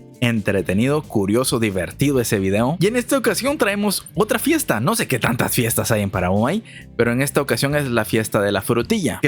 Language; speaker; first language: Spanish; native; Spanish